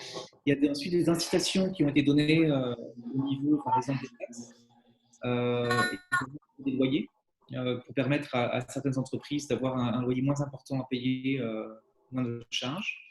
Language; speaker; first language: French; native; French